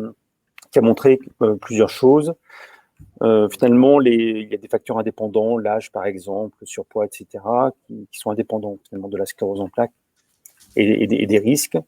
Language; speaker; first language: French; native; French